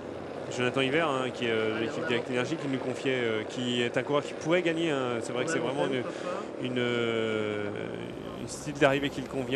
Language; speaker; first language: French; native; French